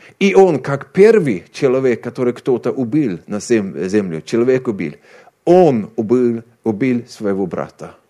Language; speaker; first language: Russian; non-native, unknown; Swedish